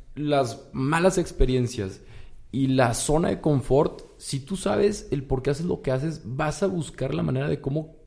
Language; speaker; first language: Spanish; native; Spanish